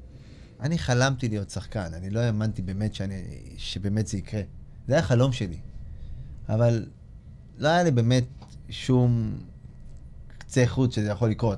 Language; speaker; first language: Hebrew; native; Hebrew